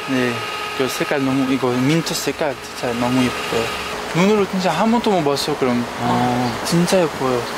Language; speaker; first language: Korean; non-native, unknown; French